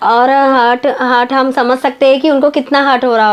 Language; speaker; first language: Hindi; native; Hindi